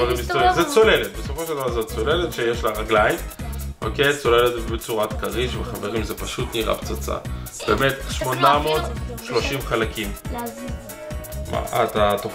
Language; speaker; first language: Hebrew; native; Hebrew